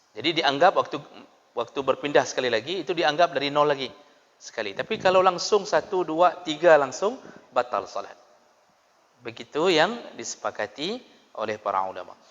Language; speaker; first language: Malay; non-native, local second language; Achinese